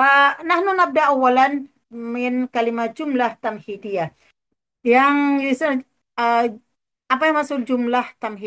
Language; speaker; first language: Arabic; non-native, fluent; Indonesian